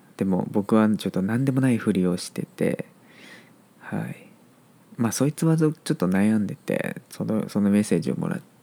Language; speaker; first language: Japanese; non-native, fluent; Chinese